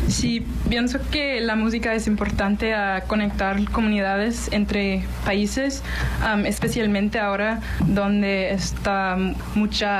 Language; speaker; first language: Spanish; non-native, learner; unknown